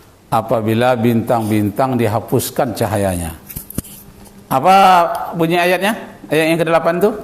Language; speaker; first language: Indonesian; native; Indonesian